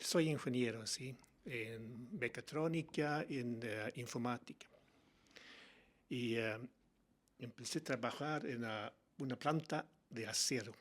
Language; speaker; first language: Spanish; non-native, learner; Swedish